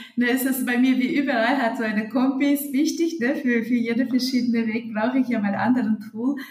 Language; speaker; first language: German; non-native, fluent; Russian